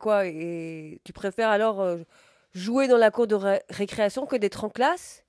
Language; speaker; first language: French; native; French